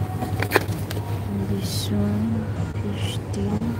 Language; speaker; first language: English; non-native, local second language; Filipino